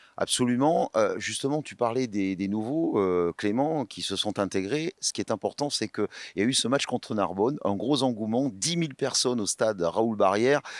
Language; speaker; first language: French; native; French